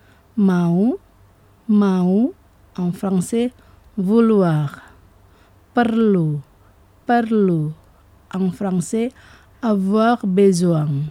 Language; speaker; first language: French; non-native, fluent; Indonesian